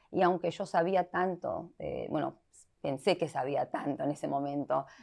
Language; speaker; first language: Spanish; early bilingual, heritage; Spanish